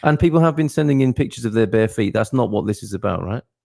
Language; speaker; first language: English; native; English